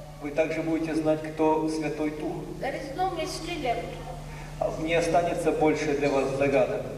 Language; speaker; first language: Russian; native; Russian